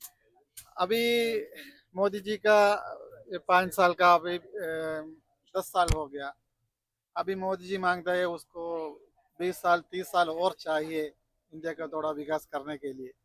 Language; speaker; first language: Hindi; non-native, local second language; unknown